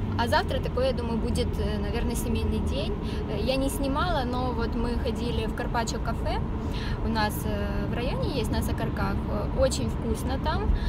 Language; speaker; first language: Russian; native; Russian